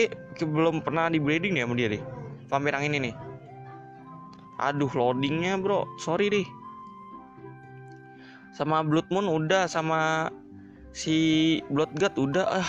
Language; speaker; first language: Indonesian; native; Indonesian